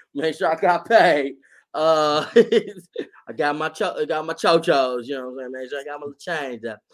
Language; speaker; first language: English; native; English